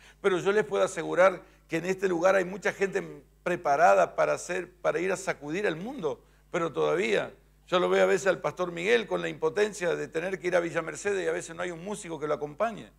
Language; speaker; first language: Spanish; native; Spanish